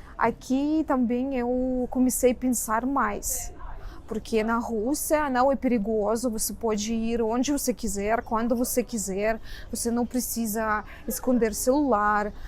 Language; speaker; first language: Portuguese; non-native, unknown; Russian